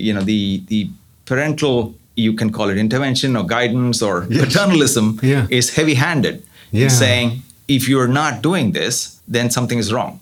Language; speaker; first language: English; non-native, local second language; Tamil